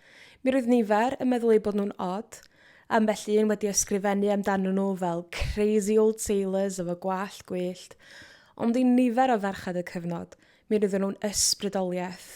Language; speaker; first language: Welsh; native; Welsh